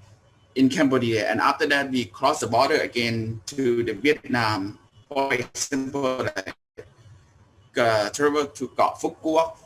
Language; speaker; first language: English; non-native, learner; Thai